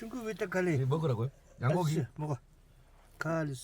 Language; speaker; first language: Korean; non-native, learner; Mongolian